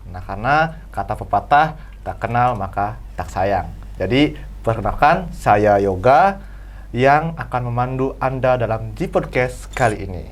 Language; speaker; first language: Indonesian; non-native, local second language; Balinese